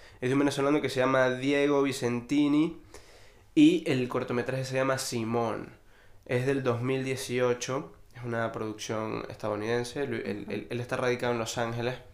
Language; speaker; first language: Spanish; native; Spanish